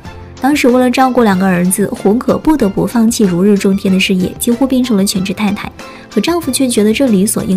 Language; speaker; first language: Chinese; native; Chinese